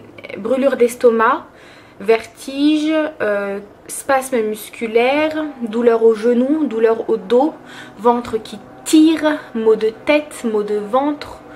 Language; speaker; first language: French; early bilingual, other home language; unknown